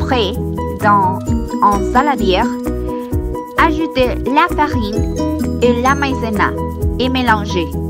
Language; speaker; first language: French; non-native, learner; Spanish